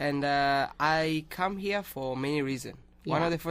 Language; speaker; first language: English; non-native, learner; Italian